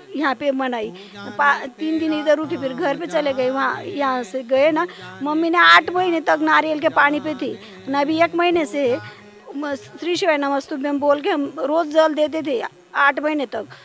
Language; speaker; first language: Hindi; non-native, local second language; Marathi